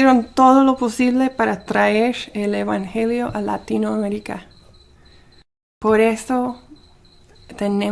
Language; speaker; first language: Spanish; early bilingual, heritage; Spanish